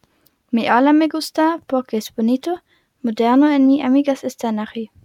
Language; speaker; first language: Spanish; non-native, learner; German